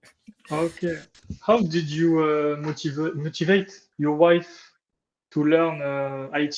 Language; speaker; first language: English; non-native, learner; French